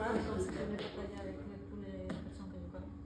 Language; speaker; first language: French; non-native, fluent; Spanish